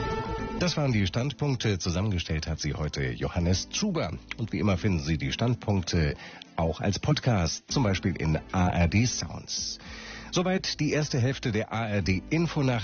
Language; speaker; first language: German; native; German